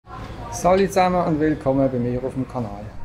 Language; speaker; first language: German; native; German